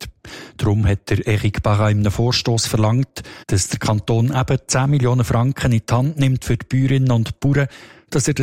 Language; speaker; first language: German; native; German